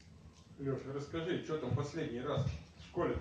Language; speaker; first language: Russian; native; Russian